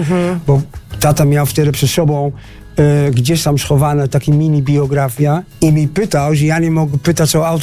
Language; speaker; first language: Polish; non-native, fluent; Dutch